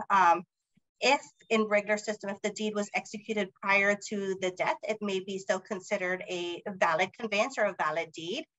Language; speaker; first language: English; native; English